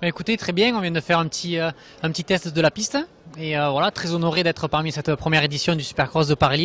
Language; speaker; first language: French; native; French